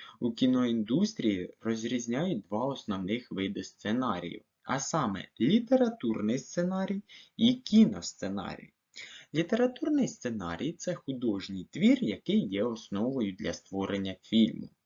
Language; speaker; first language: Ukrainian; native; Ukrainian